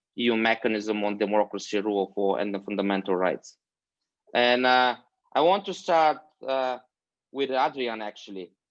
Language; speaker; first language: English; non-native, fluent; Bulgarian